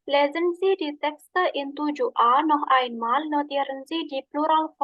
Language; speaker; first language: German; non-native, fluent; Indonesian